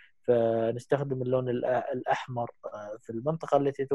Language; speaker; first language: Arabic; native; Arabic